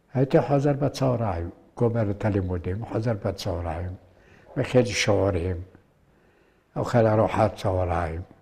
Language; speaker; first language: Hebrew; early bilingual, other home language; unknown